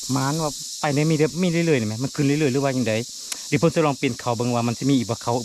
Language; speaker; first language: Thai; non-native, local second language; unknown